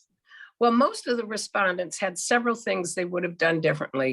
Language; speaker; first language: English; native; English